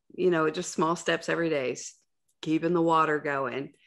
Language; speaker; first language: English; native; English